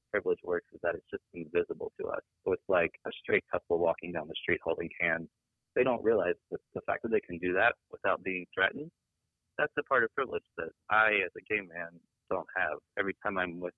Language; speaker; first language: English; native; English